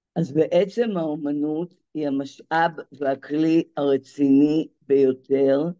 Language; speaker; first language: Hebrew; native; Hebrew